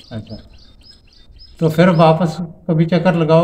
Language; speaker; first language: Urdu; non-native, local second language; Punjabi